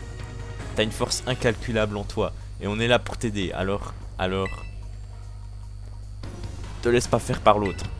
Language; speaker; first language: French; native; French